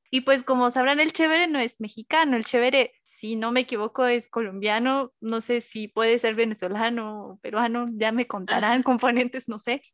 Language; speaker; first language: Spanish; native; Spanish